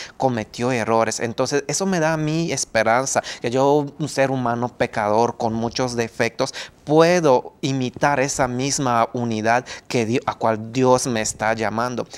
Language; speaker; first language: Spanish; non-native, fluent; Romanian